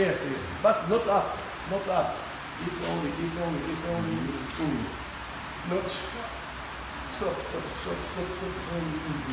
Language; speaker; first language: English; non-native, learner; Japanese